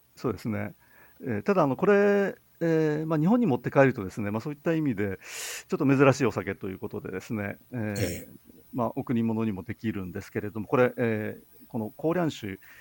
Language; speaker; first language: Japanese; native; Japanese